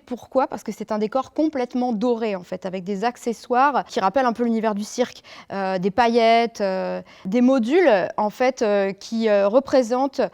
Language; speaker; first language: French; native; French